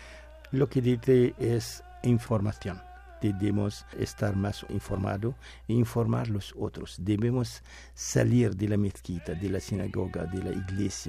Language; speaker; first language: Spanish; non-native, fluent; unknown